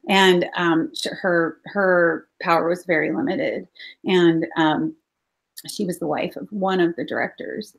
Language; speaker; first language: English; native; English